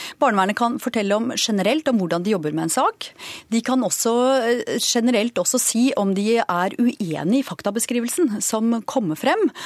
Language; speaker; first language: Norwegian; native; Norwegian